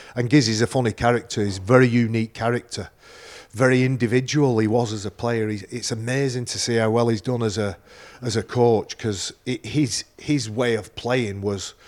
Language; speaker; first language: English; native; English